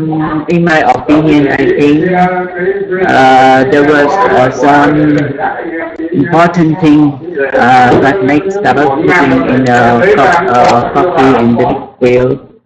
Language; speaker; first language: English; non-native, learner; Vietnamese